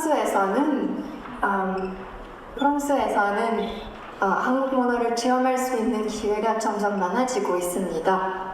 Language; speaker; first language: Korean; non-native, fluent; French